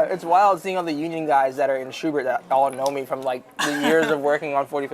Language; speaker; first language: English; native; English